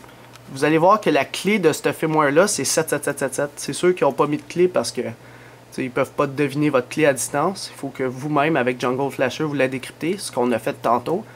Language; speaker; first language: French; native; French